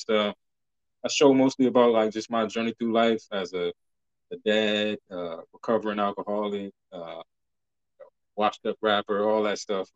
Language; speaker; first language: English; native; English